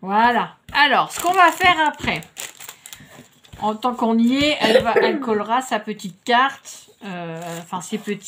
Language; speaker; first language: French; native; French